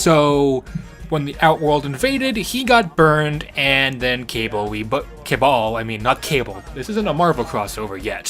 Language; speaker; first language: English; native; English